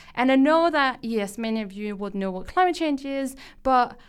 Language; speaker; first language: English; non-native, fluent; Danish